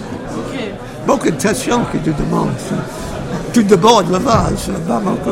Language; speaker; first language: French; non-native, fluent; English